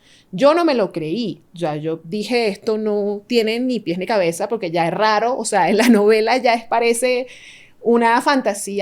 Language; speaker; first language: Spanish; native; Spanish